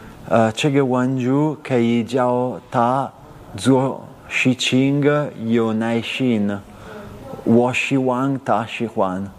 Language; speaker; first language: Chinese; non-native, learner; Italian